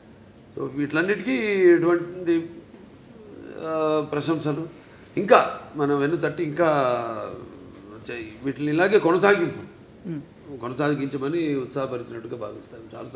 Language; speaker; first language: Telugu; native; Telugu